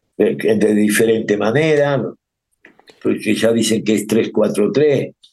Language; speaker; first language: Spanish; native; Spanish